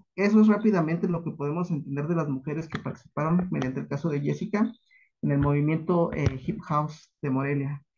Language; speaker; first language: Spanish; native; Spanish